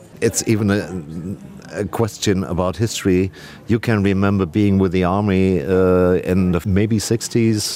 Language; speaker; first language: English; non-native, fluent; German